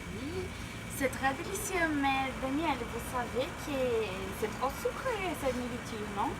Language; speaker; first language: French; non-native, learner; Portuguese